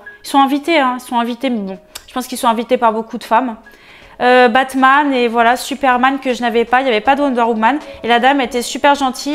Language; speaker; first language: French; native; French